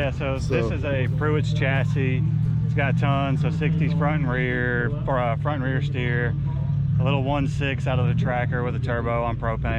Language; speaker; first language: English; native; English